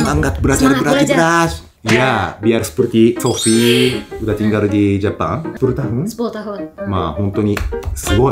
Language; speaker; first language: Indonesian; non-native, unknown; Japanese